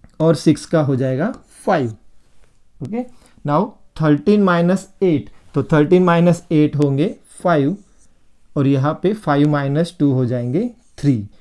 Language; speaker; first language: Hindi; non-native, local second language; Marathi